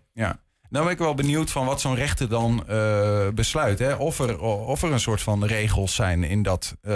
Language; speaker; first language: Dutch; native; Dutch